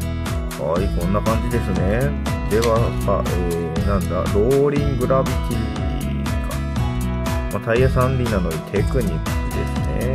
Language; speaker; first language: Japanese; native; Japanese